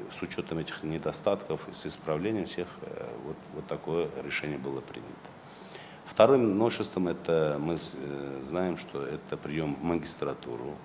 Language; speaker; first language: Russian; non-native, local second language; Uzbek